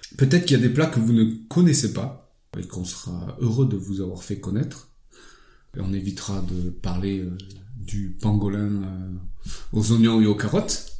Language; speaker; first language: French; early bilingual, other home language; Lao